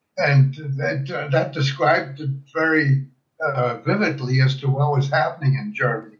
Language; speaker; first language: English; early bilingual, other home language; German